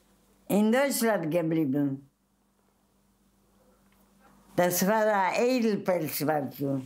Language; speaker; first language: German; non-native, fluent; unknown